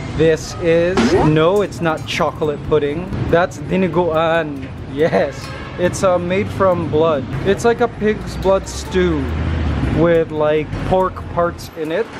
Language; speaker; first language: English; native; English